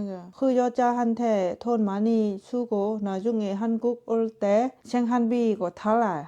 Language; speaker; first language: Korean; non-native, learner; Lao